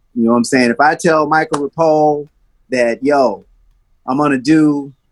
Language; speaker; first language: English; native; English